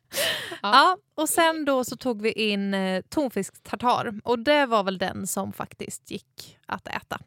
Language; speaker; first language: Swedish; native; Swedish